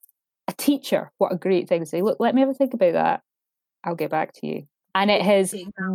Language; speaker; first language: English; native; English